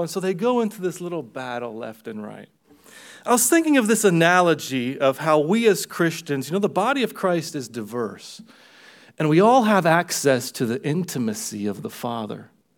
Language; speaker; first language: English; early bilingual, other home language; Romanian